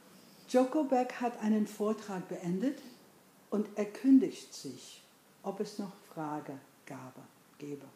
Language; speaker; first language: German; non-native, fluent; English